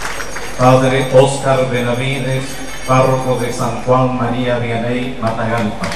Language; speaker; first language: Spanish; native; Spanish